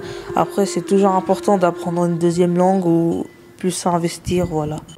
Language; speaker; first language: French; early bilingual, other home language; Arabic